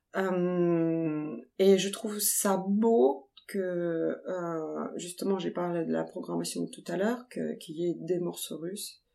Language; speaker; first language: French; non-native, fluent; Ukrainian